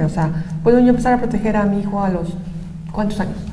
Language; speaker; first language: Spanish; native; Spanish